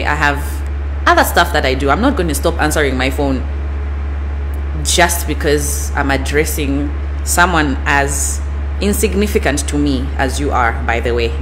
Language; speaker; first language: English; non-native, local second language; Bemba